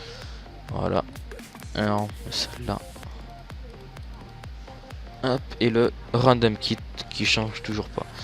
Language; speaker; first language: French; native; French